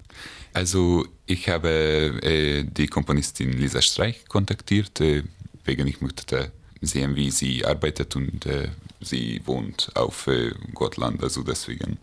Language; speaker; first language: German; non-native, learner; Hungarian